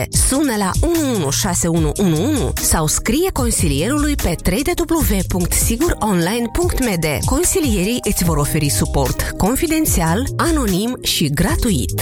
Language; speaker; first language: Romanian; native; Romanian